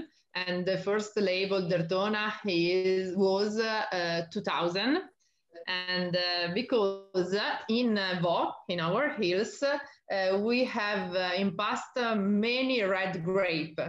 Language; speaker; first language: English; non-native, learner; Italian